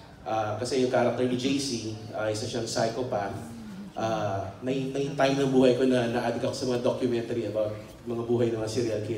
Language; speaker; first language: Filipino; native; Filipino